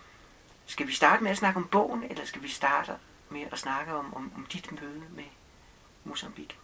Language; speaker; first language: Danish; native; Danish